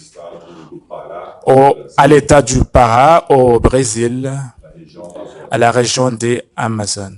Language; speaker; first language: French; non-native, fluent; Portuguese